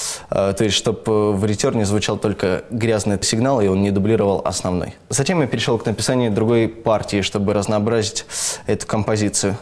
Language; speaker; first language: Russian; native; Russian